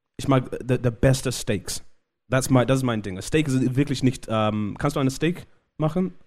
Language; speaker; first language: German; non-native, learner; Shona